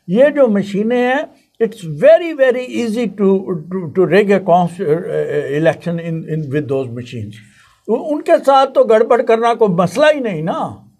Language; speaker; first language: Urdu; non-native, local second language; Punjabi